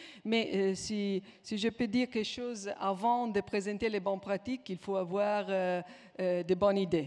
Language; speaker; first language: French; non-native, fluent; Italian